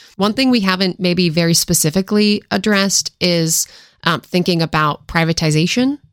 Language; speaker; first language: English; native; English